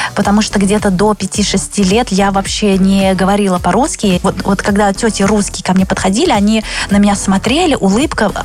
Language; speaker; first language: Russian; early bilingual, other home language; Chinese